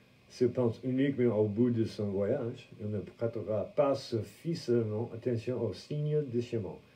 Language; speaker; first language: French; non-native, fluent; English